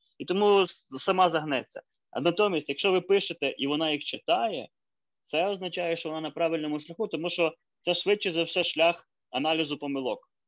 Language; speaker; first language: Ukrainian; native; Ukrainian